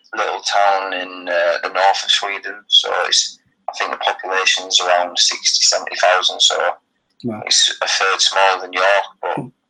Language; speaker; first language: English; native; English